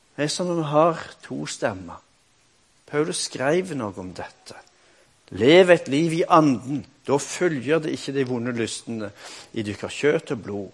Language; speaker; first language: Norwegian; native; Norwegian